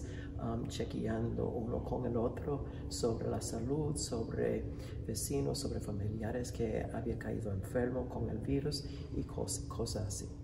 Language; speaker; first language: Spanish; non-native, fluent; English